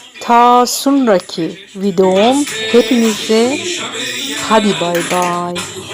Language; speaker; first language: Turkish; non-native, learner; Persian